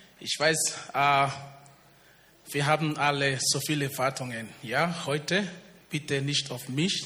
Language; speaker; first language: German; non-native, learner; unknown